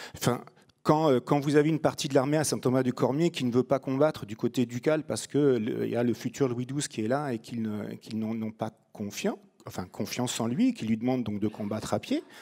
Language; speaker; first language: French; native; French